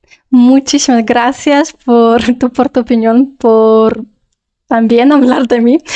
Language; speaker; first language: Spanish; non-native, fluent; Russian